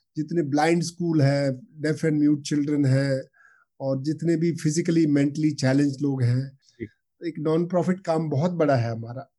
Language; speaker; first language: Hindi; non-native, local second language; Punjabi